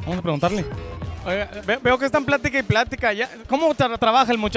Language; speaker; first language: Spanish; native; Spanish